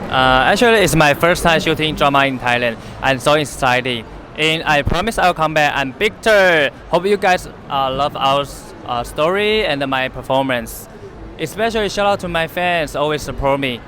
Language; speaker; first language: English; non-native, learner; Chinese